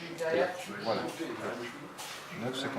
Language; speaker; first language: French; non-native, learner; Italian